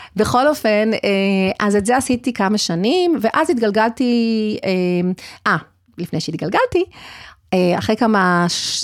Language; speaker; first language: Hebrew; early bilingual, other home language; English